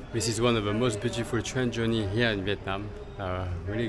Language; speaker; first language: English; non-native, fluent; French